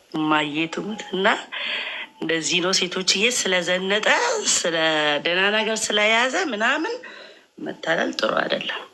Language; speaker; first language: Amharic; native; Amharic